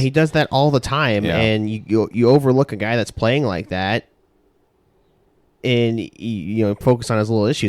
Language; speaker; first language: English; native; English